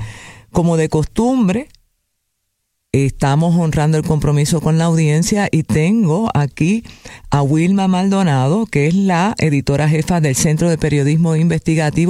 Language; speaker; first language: Spanish; native; Spanish